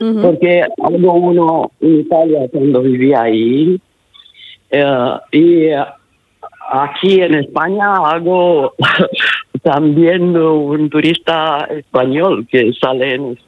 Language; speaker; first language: Spanish; non-native, learner; Italian